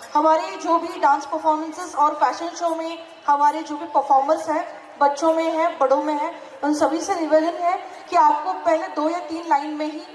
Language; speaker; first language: Hindi; non-native, local second language; Marathi